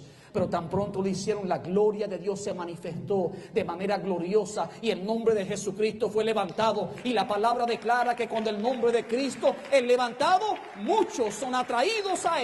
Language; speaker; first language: Spanish; native; Spanish